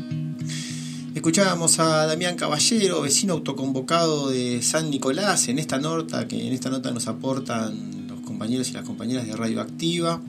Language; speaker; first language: Spanish; native; Spanish